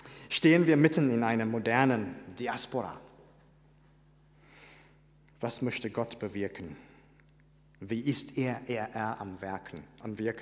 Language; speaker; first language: German; non-native, fluent; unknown